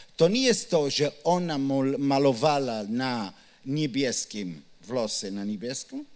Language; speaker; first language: Polish; non-native, learner; Hebrew